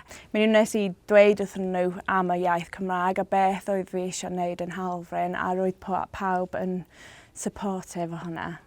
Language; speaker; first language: Welsh; non-native, learner; English